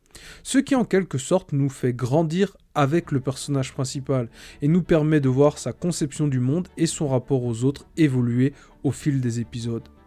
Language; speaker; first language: French; native; French